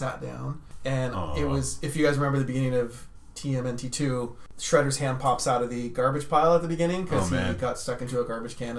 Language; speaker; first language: English; native; English